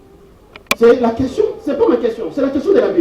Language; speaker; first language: French; non-native, local second language; Lingala